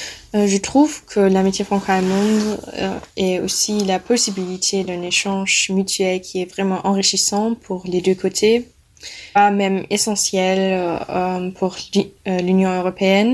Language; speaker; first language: French; non-native, fluent; German